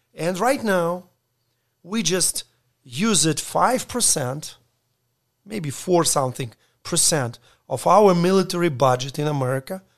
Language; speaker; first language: English; non-native, learner; Ukrainian